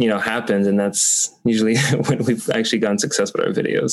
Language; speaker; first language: English; non-native, fluent; French